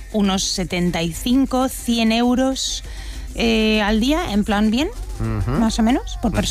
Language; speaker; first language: Spanish; native; Spanish